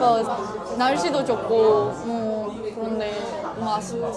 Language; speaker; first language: Korean; non-native, fluent; Japanese